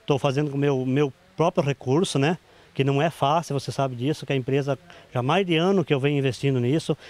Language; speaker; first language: Portuguese; native; Portuguese